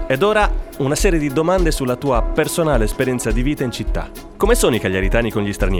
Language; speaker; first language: Italian; native; Italian